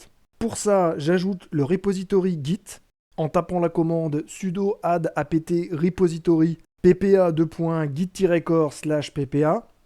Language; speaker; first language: French; native; French